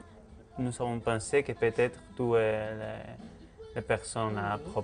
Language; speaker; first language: French; non-native, learner; Spanish